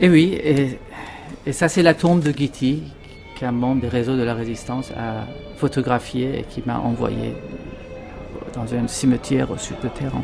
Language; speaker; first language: French; non-native, fluent; Persian